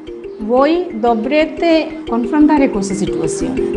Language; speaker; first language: Italian; non-native, learner; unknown